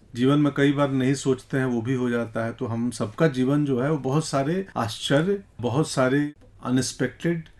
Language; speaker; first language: Hindi; native; Hindi